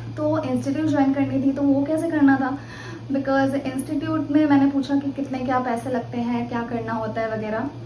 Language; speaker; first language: Hindi; native; Hindi